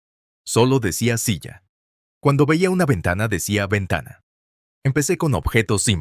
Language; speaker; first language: Spanish; non-native, fluent; English